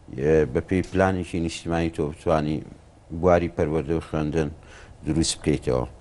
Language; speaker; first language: Central Kurdish; native; Central Kurdish